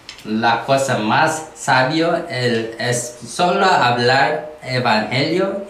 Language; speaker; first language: Spanish; non-native, learner; Korean